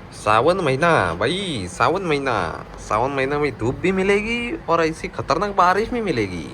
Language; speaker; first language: Hindi; non-native, local second language; Marathi